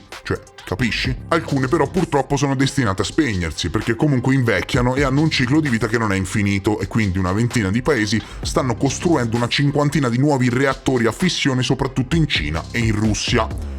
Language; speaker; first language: Italian; native; Italian